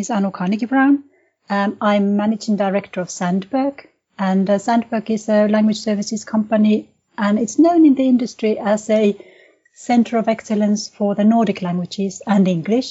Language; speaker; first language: English; non-native, fluent; Finnish